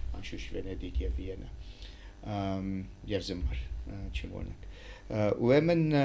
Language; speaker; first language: Armenian; early bilingual, heritage; Armenian